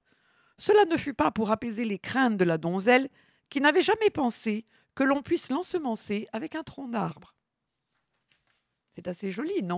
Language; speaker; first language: French; native; French